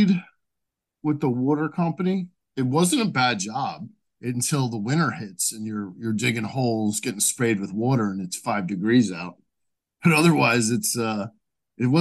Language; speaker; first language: English; native; English